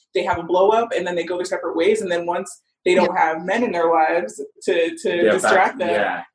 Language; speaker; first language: English; native; English